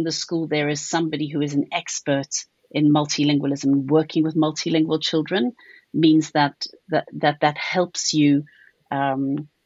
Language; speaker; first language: English; native; English